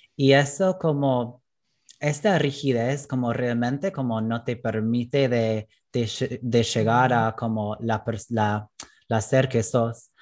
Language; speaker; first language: Spanish; non-native, fluent; English